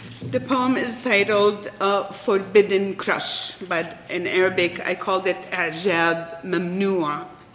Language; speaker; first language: English; non-native, fluent; Arabic